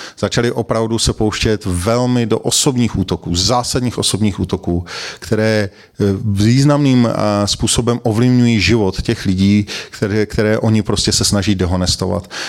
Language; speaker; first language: Czech; native; Czech